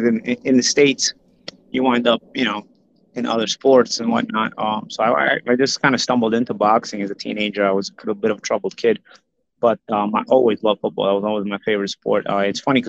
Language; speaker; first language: English; early bilingual, other home language; Italian